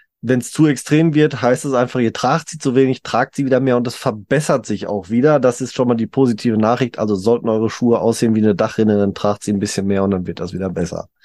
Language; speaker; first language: German; native; German